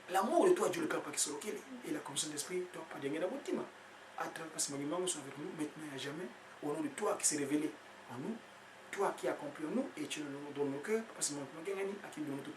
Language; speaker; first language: French; non-native, local second language; Kongo